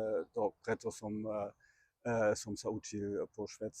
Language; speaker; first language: Slovak; non-native, learner; German